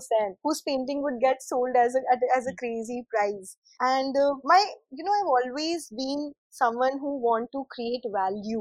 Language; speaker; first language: English; non-native, local second language; Hindi